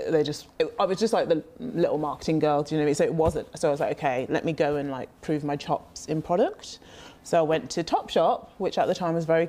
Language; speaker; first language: English; native; English